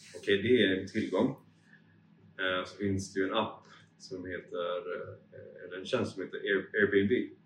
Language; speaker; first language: Swedish; early bilingual, other home language; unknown